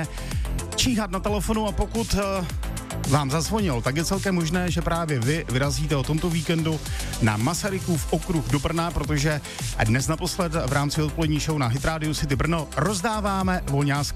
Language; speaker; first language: Czech; native; Czech